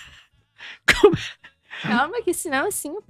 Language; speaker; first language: Portuguese; native; Portuguese